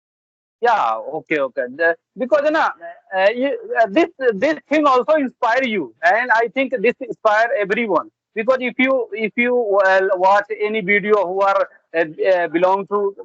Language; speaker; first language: English; non-native, learner; Bhojpuri